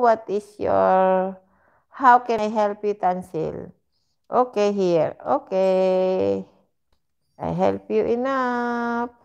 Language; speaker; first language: English; non-native, learner; Filipino